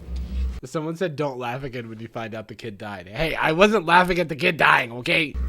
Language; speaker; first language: English; native; English